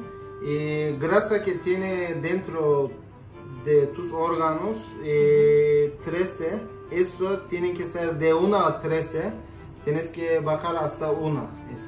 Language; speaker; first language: Spanish; non-native, fluent; Turkish